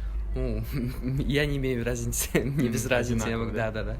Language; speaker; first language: Russian; non-native, local second language; Uzbek